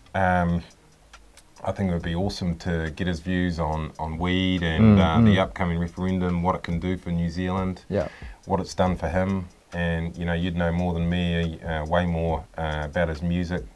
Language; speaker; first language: English; native; English